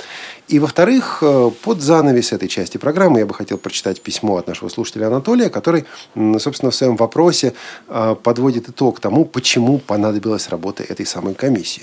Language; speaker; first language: Russian; native; Russian